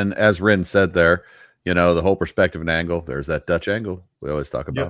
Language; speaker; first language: English; native; English